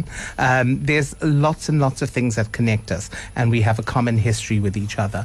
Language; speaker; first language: English; native; English